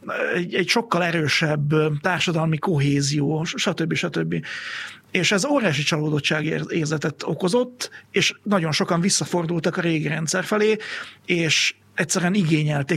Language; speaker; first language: Hungarian; native; Hungarian